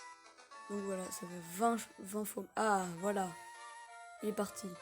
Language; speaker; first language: French; native; French